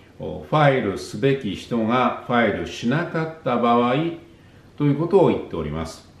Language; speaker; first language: Japanese; native; Japanese